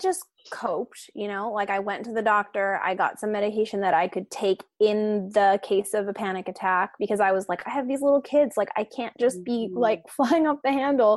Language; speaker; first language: English; native; English